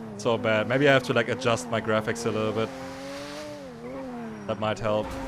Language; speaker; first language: English; non-native, fluent; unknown